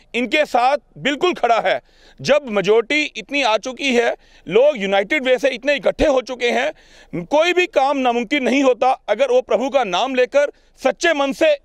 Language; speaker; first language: Hindi; non-native, local second language; Punjabi